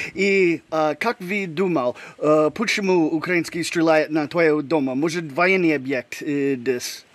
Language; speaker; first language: Russian; non-native, learner; English